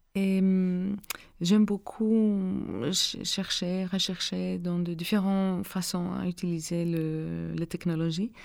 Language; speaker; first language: French; non-native, learner; Greek